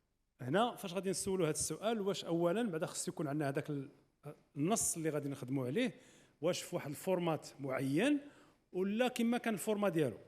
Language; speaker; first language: Arabic; native; Arabic